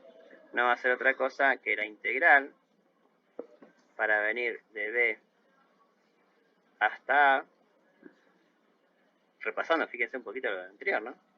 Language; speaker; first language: Spanish; native; Spanish